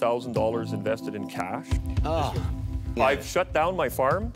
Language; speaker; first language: English; native; English